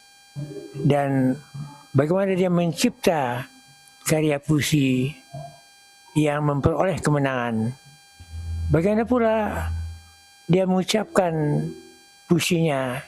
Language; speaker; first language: Indonesian; non-native, local second language; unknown